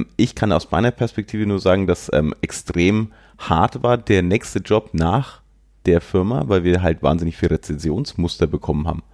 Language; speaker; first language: German; native; German